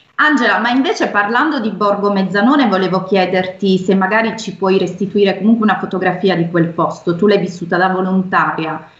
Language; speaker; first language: Italian; native; Italian